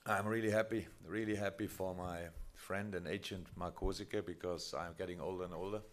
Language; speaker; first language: English; non-native, fluent; German